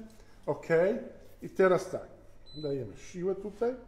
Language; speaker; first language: Polish; non-native, fluent; Italian